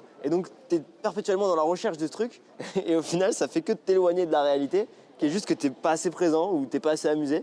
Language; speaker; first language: French; native; French